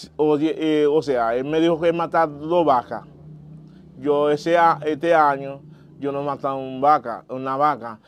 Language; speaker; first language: Spanish; non-native, learner; Haitian Creole